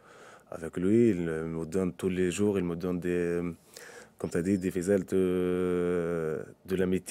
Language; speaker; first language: French; non-native, local second language; Arabic